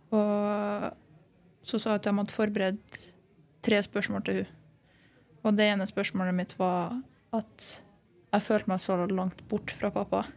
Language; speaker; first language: Norwegian; early bilingual, other home language; Lithuanian